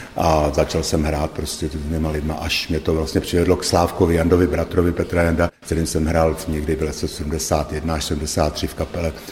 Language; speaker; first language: Czech; native; Czech